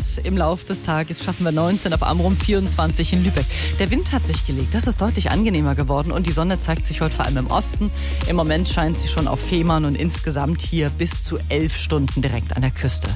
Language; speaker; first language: German; native; German